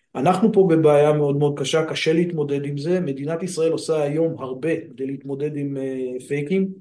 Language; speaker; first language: Hebrew; native; Hebrew